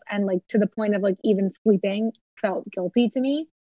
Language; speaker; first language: English; native; English